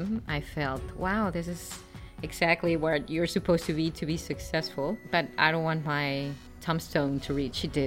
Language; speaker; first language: English; non-native, fluent; Spanish